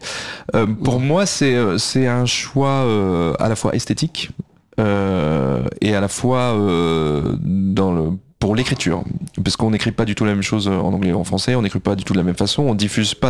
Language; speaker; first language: French; native; French